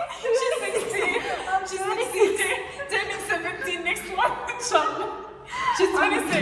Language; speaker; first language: English; non-native, fluent; Arabic